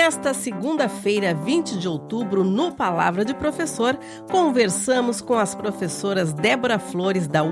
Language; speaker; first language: Portuguese; native; Portuguese